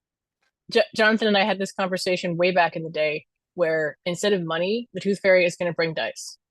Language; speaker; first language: English; native; English